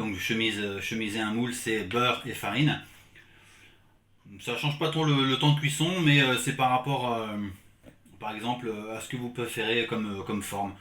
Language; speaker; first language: French; native; French